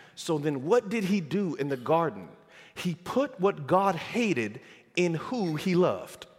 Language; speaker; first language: English; native; English